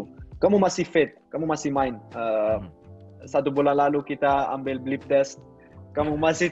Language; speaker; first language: Indonesian; non-native, learner; Dutch